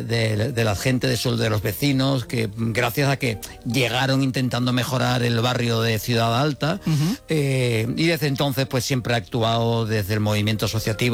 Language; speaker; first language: Spanish; native; Spanish